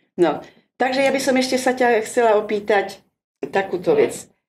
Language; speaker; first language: Slovak; native; Slovak